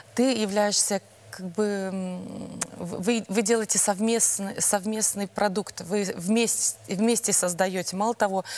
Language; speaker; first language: Russian; non-native, local second language; Belarusian